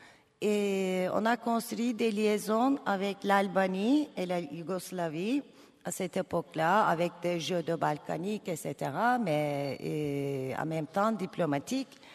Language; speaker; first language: French; non-native, fluent; Turkish